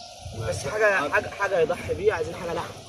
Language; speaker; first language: Arabic; native; Arabic